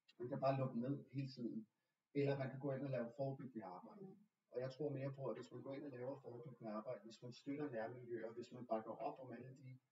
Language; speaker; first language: Danish; early bilingual, other home language; Urdu